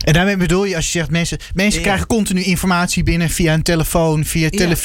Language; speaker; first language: Dutch; native; Dutch